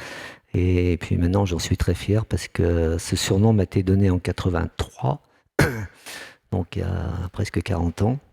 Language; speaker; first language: French; native; French